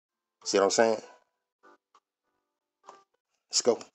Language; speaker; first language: English; native; English